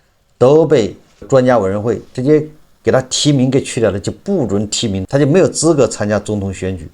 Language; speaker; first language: Chinese; native; Chinese